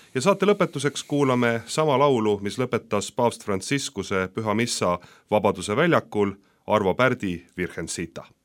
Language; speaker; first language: Estonian; native; Estonian